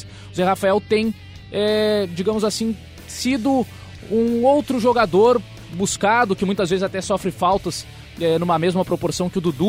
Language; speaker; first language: Portuguese; native; Portuguese